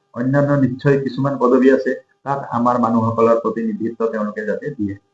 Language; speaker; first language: Assamese; non-native, local second language; Hindi